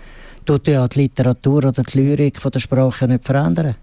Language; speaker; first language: German; native; German